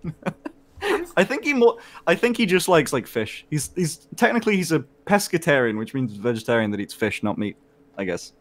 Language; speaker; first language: English; native; English